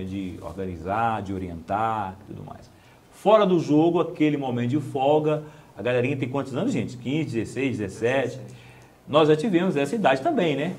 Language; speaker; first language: Portuguese; native; Portuguese